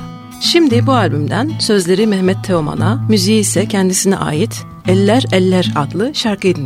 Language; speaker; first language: Turkish; native; Turkish